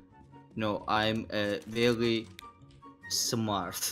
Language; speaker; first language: English; non-native, learner; Turkish